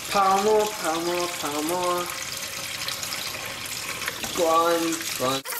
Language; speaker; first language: Chinese; non-native, learner; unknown